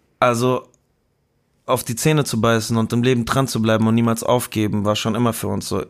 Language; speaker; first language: German; early bilingual, other home language; Spanish